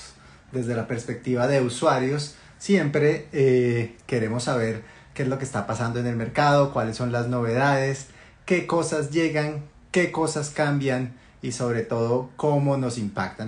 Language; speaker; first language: Spanish; native; Spanish